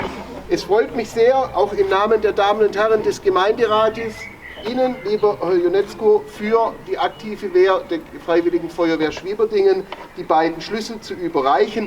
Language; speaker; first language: German; native; German